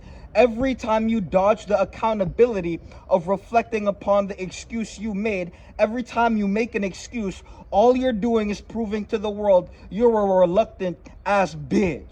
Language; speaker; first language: English; native; English